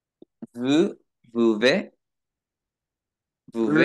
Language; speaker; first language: French; non-native, learner; Spanish